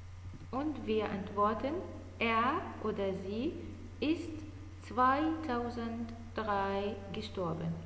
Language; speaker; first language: German; non-native, fluent; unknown